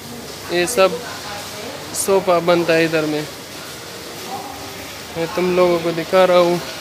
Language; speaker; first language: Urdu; non-native, local second language; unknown